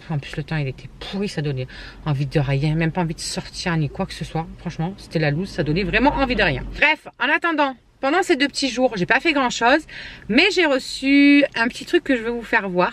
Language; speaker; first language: French; native; French